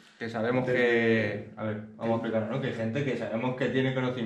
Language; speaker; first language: Spanish; native; Spanish